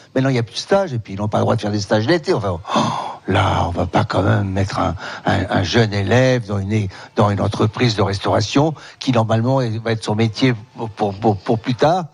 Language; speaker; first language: French; native; French